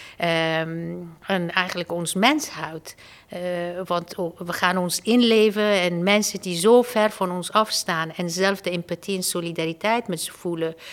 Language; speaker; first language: Dutch; non-native, fluent; Persian